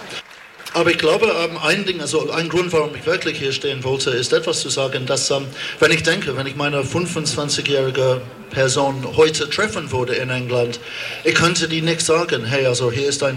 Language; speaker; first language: German; non-native, fluent; English